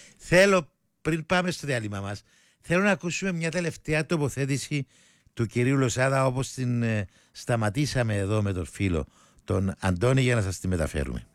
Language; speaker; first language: Greek; native; Greek